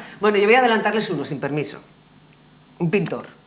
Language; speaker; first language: Spanish; native; Spanish